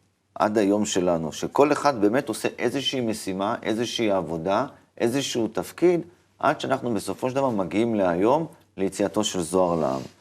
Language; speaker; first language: Hebrew; native; Hebrew